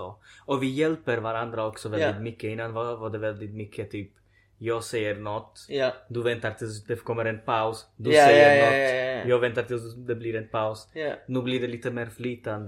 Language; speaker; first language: Swedish; early bilingual, other home language; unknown